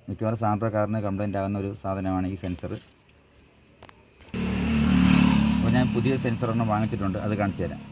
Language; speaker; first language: Malayalam; native; Malayalam